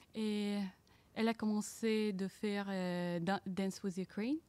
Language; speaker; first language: French; non-native, learner; Ukrainian